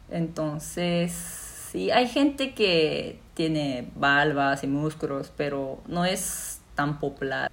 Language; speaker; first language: Spanish; non-native, learner; Japanese